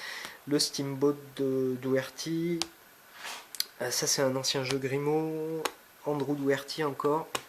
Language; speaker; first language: French; native; French